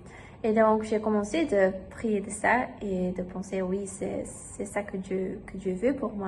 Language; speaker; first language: French; non-native, learner; German